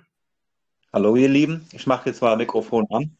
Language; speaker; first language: German; native; German